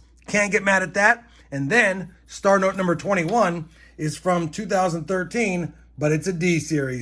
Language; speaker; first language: English; native; English